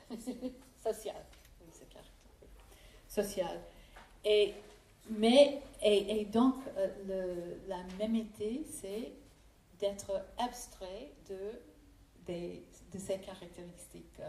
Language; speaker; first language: French; non-native, fluent; English